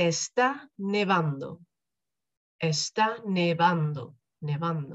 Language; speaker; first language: Spanish; non-native, fluent; Dutch